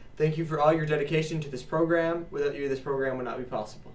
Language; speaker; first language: English; native; English